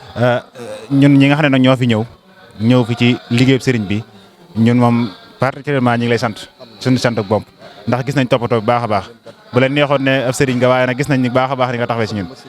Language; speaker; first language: Wolof; native; Wolof